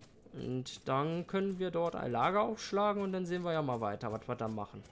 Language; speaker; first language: German; native; German